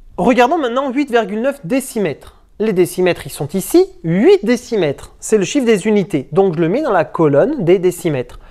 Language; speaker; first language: French; native; French